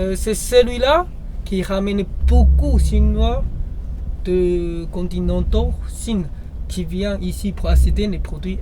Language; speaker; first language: French; non-native, learner; Chinese